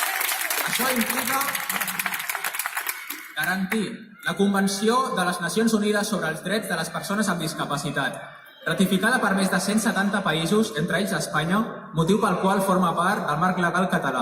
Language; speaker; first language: Catalan; native; Catalan